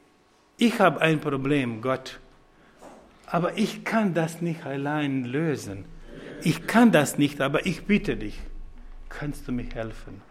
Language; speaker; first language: German; non-native, fluent; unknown